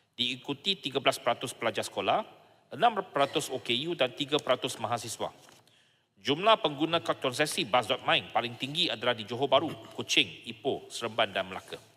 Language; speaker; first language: Malay; non-native, local second language; Chinese